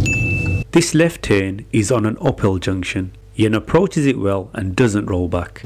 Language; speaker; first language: English; native; English